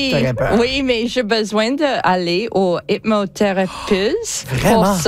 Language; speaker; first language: French; non-native, learner; English